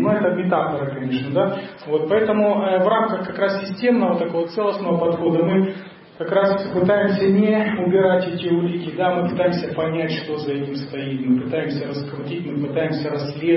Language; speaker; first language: Russian; native; Russian